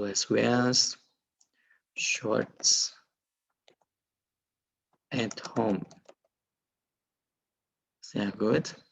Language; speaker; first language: German; non-native, fluent; Indonesian